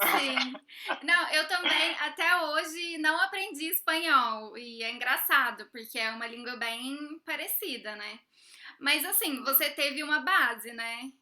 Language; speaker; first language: Portuguese; native; Portuguese